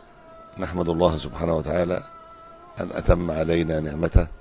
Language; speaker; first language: Arabic; native; Arabic